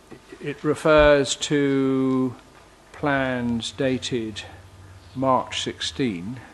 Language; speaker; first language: English; native; English